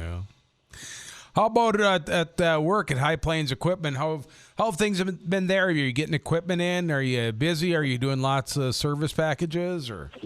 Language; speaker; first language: English; native; English